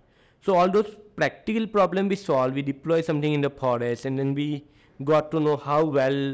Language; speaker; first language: English; non-native, local second language; Gujarati